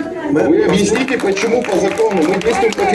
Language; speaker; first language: Russian; native; Russian